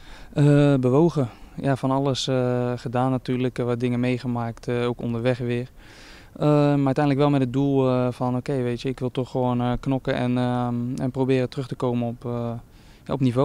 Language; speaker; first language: Dutch; native; Dutch